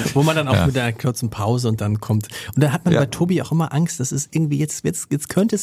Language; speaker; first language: German; native; German